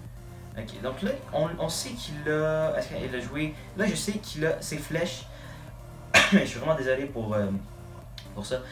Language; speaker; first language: French; native; French